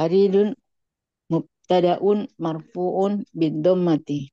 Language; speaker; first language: Arabic; non-native, learner; Indonesian